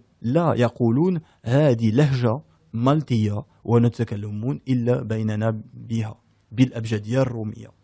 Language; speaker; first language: Arabic; early bilingual, heritage; French